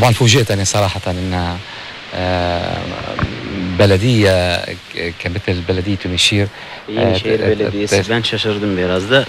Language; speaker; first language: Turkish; non-native, learner; Arabic